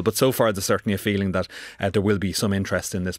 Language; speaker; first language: English; native; English